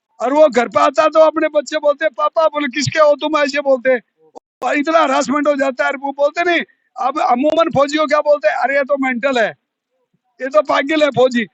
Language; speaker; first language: Hindi; native; Hindi